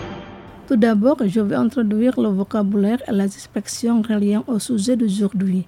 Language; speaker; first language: French; non-native, fluent; Indonesian